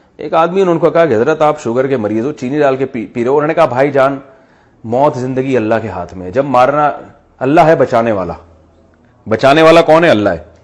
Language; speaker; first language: Urdu; native; Urdu